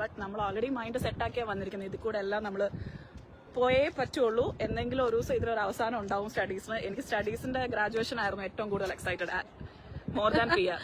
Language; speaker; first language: Malayalam; native; Malayalam